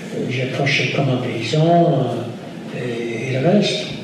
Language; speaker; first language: French; non-native, fluent; Yiddish